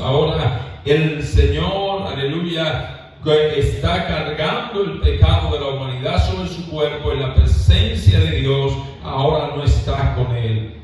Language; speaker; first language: Spanish; native; Spanish